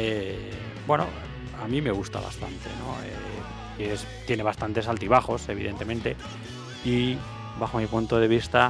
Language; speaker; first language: Spanish; native; Spanish